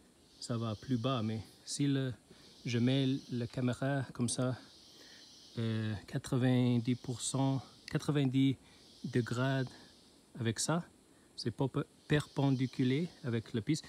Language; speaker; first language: French; non-native, learner; Chinese